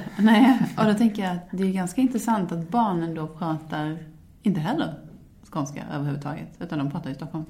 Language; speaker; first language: Swedish; native; Swedish